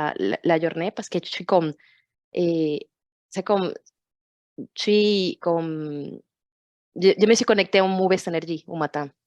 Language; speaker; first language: French; non-native, fluent; Portuguese